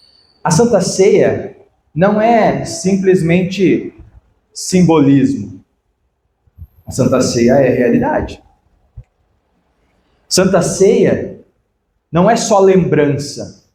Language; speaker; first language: Portuguese; native; Portuguese